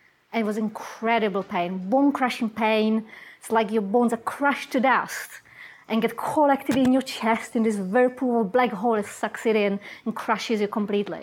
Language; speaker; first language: English; non-native, fluent; Czech